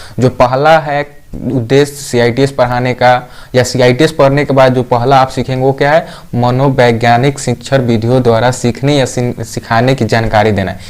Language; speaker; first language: Hindi; native; Hindi